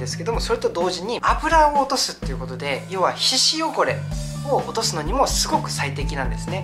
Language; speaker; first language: Japanese; non-native, fluent; Korean